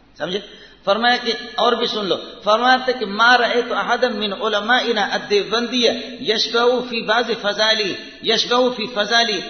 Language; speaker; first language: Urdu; non-native, local second language; Brahui